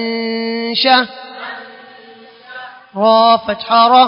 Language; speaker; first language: Arabic; non-native, learner; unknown